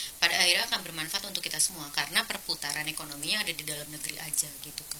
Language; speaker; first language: Indonesian; native; Indonesian